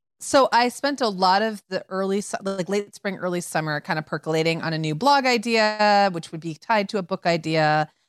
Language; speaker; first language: English; native; English